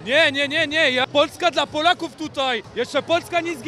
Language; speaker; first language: Polish; early bilingual, heritage; Polish